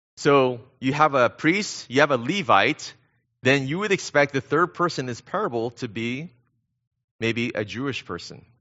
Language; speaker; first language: English; early bilingual, other home language; Korean